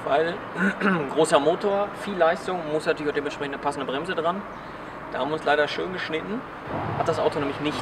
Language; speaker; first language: German; native; German